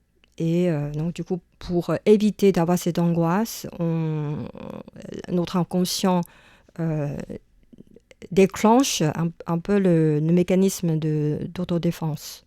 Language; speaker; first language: French; non-native, fluent; Chinese